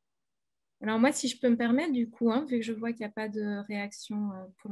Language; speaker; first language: French; native; French